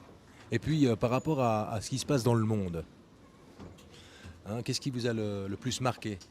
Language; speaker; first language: French; native; French